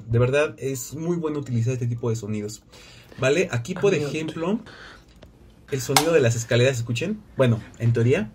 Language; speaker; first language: Spanish; native; Spanish